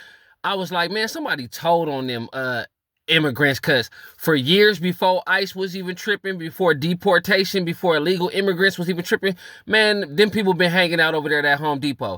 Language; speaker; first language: English; native; English